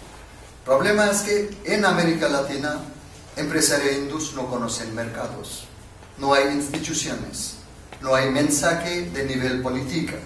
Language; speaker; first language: Spanish; non-native, learner; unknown